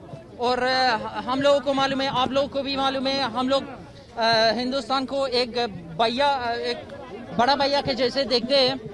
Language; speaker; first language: Hindi; non-native, fluent; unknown